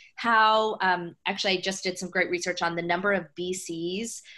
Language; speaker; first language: English; native; English